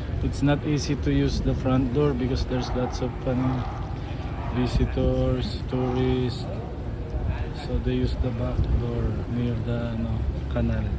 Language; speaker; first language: English; non-native, local second language; Filipino